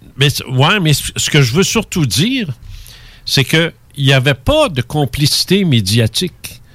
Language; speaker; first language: French; early bilingual, other home language; Spanish